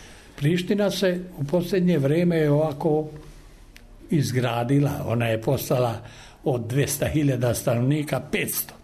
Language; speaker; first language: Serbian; non-native, local second language; Albanian